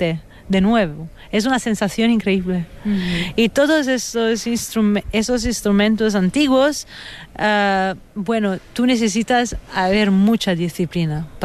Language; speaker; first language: Spanish; non-native, fluent; Italian